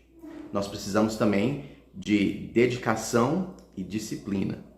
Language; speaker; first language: Portuguese; early bilingual, heritage; Portuguese